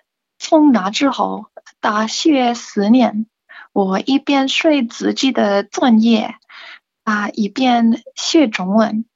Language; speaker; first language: Chinese; non-native, learner; English